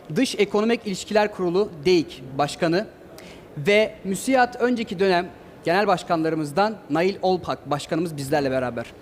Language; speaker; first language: Turkish; native; Turkish